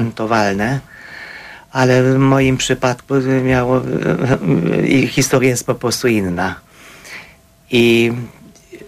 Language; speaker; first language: Polish; non-native, fluent; Hungarian